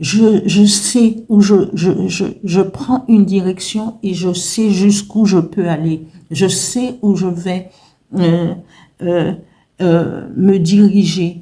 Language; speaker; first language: French; native; French